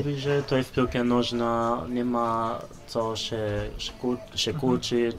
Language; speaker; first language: Polish; non-native, learner; Lingala